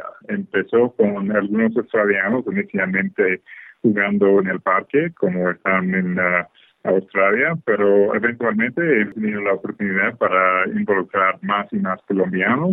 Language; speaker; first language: Spanish; non-native, fluent; English